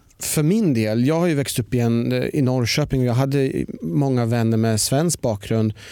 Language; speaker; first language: Swedish; early bilingual, other home language; Persian